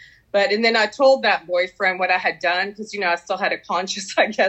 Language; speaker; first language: English; early bilingual, other home language; French